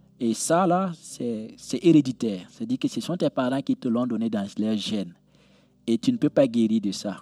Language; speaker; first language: French; non-native, local second language; Mossi